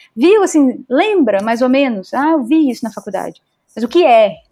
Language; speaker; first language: Portuguese; native; Portuguese